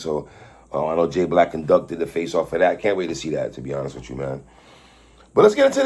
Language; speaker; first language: English; native; English